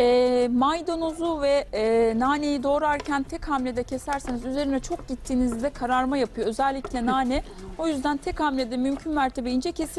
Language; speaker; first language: Turkish; native; Turkish